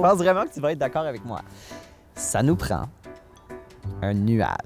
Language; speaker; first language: French; native; French